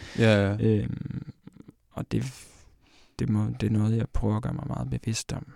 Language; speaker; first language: Danish; native; Danish